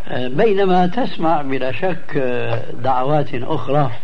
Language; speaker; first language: Arabic; early bilingual, other home language; Albanian